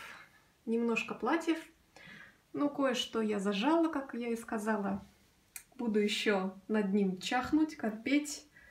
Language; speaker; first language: Russian; native; Russian